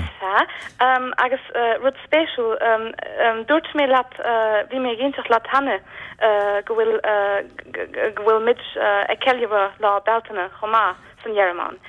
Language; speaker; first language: Irish; non-native, fluent; German